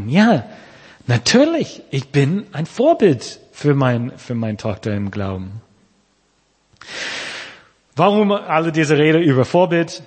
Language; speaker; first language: German; non-native, fluent; English